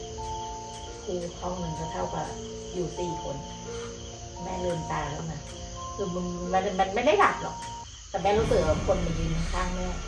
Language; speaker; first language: Thai; native; Thai